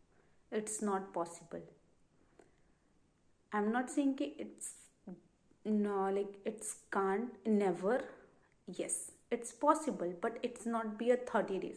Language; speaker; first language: English; non-native, learner; Hindi